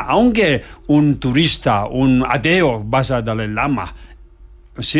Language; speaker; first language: Spanish; non-native, learner; Tibetan